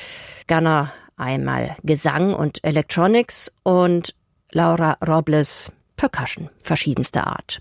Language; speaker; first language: German; native; German